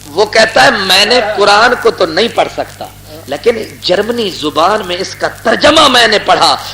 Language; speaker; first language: Urdu; non-native, local second language; Punjabi